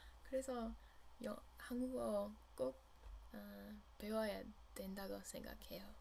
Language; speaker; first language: Korean; non-native, learner; English